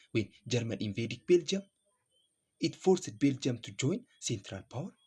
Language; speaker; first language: English; non-native, local second language; Amharic